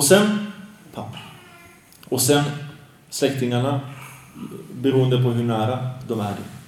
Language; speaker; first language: Swedish; early bilingual, other home language; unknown